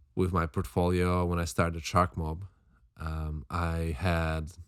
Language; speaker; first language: English; non-native, fluent; Slovak